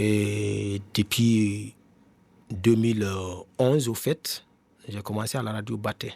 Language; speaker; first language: French; non-native, local second language; Mandingo